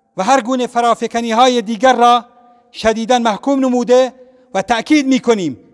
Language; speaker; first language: Persian; non-native, local second language; Central Kurdish